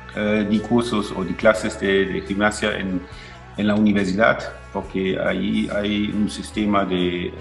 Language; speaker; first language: Spanish; non-native, fluent; German